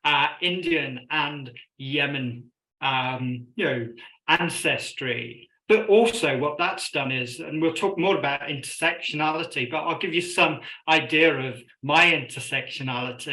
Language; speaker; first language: English; native; English